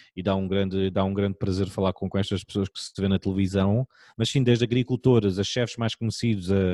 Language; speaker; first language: Portuguese; native; Portuguese